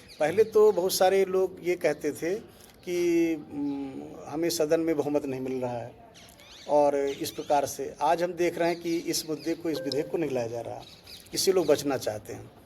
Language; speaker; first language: Hindi; native; Hindi